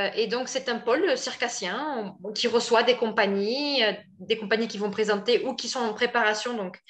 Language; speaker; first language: French; native; French